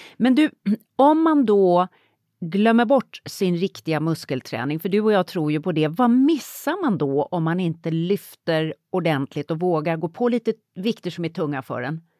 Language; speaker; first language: Swedish; native; Swedish